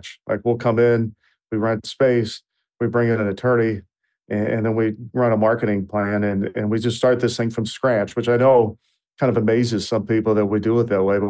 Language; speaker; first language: English; native; English